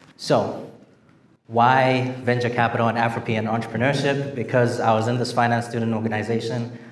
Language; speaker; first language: English; non-native, local second language; Shona